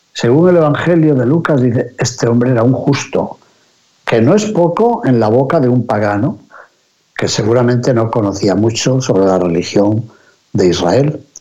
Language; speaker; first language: Spanish; native; Spanish